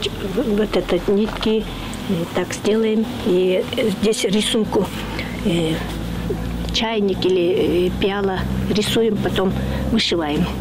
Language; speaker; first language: Russian; non-native, learner; Kyrgyz